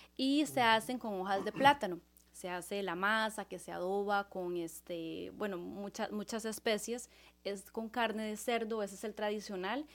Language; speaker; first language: Spanish; native; Spanish